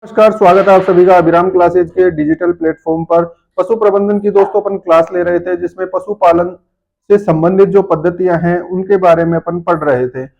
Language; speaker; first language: Hindi; native; Hindi